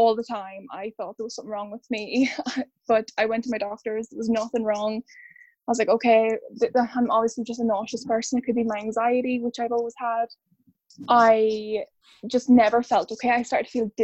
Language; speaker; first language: English; native; English